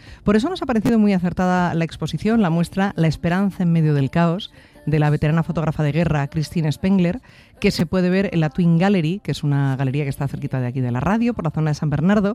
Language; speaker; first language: Spanish; native; Spanish